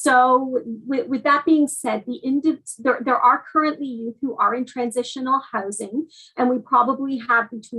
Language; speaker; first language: English; native; English